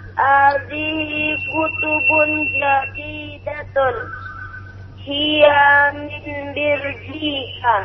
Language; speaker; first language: Arabic; non-native, learner; Indonesian